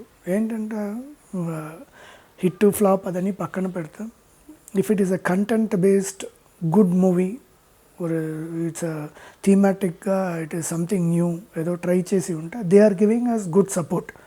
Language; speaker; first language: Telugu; non-native, fluent; Tamil